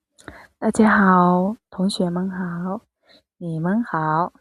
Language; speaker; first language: Chinese; non-native, fluent; Mongolian